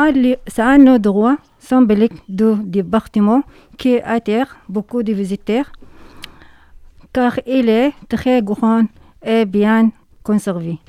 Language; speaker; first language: French; non-native, learner; Arabic